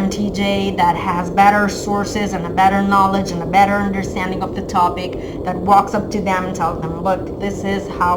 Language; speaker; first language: English; non-native, fluent; Italian